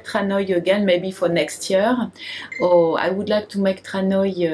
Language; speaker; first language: English; non-native, learner; French